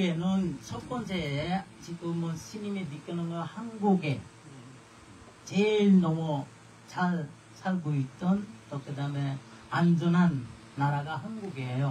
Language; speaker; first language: Korean; non-native, fluent; Bangla